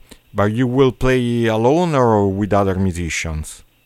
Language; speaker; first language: English; non-native, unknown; Italian